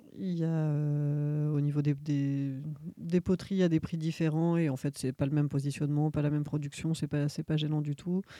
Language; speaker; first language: French; native; French